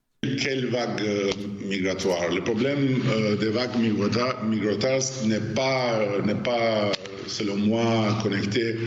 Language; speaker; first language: French; non-native, fluent; Albanian